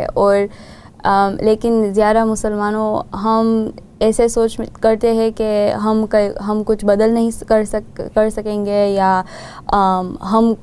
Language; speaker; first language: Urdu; non-native, learner; Gujarati